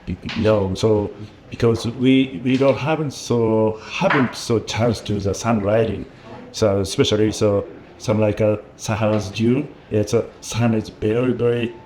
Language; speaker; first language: English; non-native, learner; Japanese